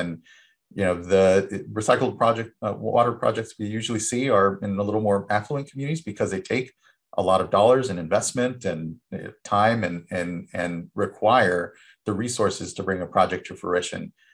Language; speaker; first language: English; early bilingual, other home language; Spanish